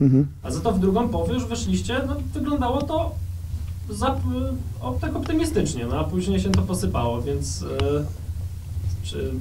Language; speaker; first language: Polish; native; Polish